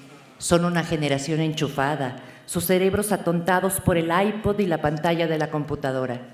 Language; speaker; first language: Spanish; native; Spanish